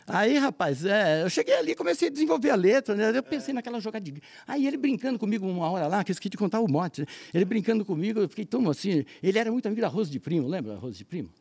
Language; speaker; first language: Portuguese; native; Portuguese